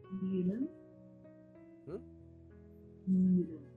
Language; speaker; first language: Korean; non-native, learner; Chinese